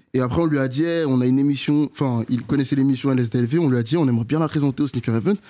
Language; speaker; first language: French; native; French